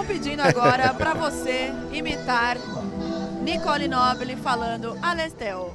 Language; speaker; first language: Portuguese; native; Portuguese